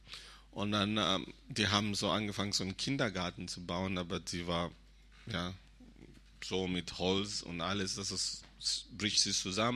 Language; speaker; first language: German; non-native, fluent; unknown